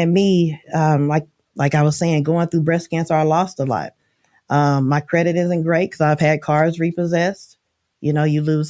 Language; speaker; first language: English; native; English